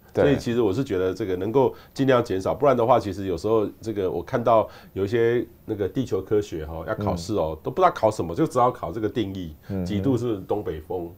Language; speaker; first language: Chinese; native; Chinese